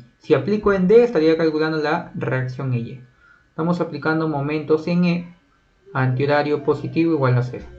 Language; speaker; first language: Spanish; native; Spanish